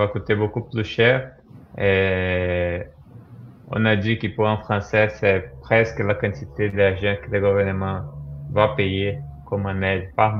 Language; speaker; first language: French; non-native, fluent; Portuguese